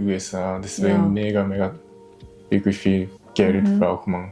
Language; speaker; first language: German; non-native, learner; Japanese